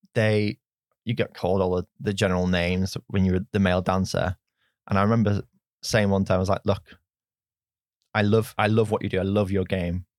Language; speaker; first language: English; native; English